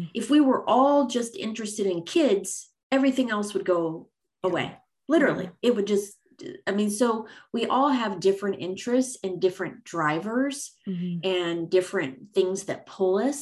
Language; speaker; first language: English; native; English